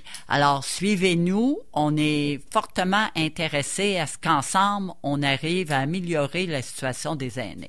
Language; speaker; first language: French; native; French